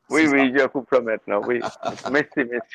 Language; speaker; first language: French; non-native, learner; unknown